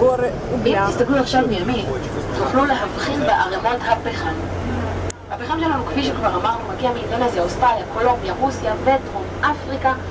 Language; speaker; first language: Hebrew; native; Hebrew